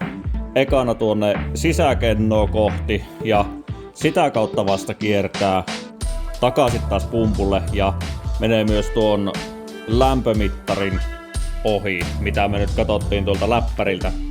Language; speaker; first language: Finnish; native; Finnish